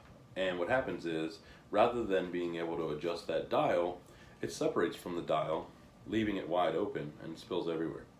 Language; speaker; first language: English; native; English